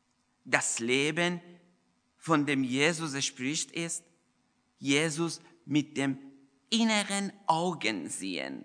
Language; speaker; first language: German; non-native, fluent; Persian